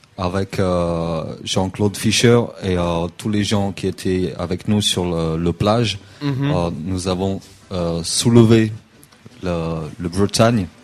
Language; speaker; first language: French; non-native, learner; English